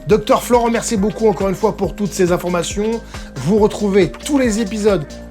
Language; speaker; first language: French; native; French